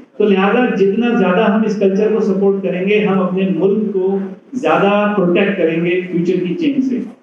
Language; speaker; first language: Urdu; native; Urdu